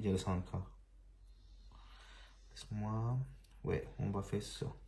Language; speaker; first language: French; non-native, learner; Spanish